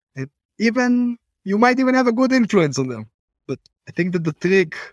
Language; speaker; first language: English; non-native, fluent; Hebrew